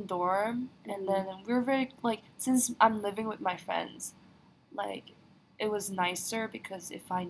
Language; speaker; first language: English; non-native, fluent; Korean